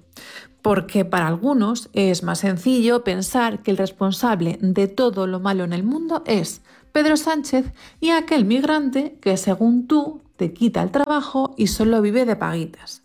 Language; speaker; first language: Spanish; native; Spanish